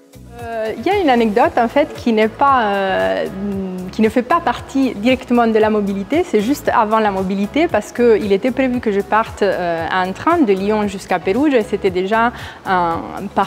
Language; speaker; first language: French; non-native, fluent; Italian